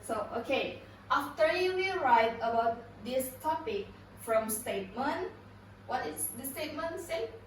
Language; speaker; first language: English; non-native, learner; Indonesian